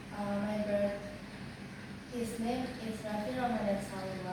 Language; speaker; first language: English; non-native, learner; Indonesian